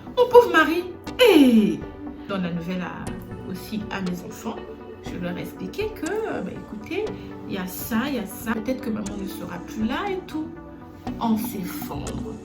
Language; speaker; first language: French; non-native, local second language; Lingala